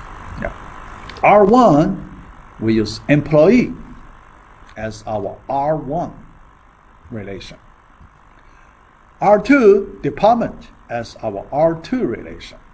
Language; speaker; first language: English; non-native, fluent; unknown